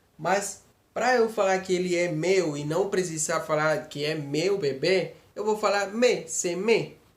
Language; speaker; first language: Portuguese; native; Portuguese